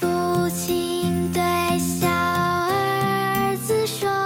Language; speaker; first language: Chinese; native; Chinese